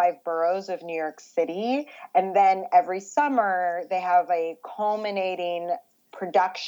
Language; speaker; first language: English; native; English